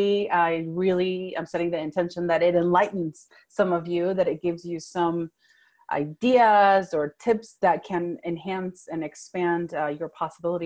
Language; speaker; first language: English; non-native, fluent; Spanish